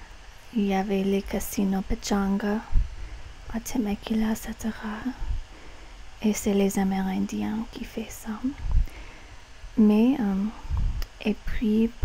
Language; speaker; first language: French; non-native, learner; English